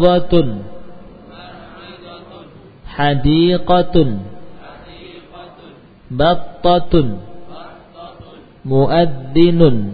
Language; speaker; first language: Arabic; non-native, fluent; Indonesian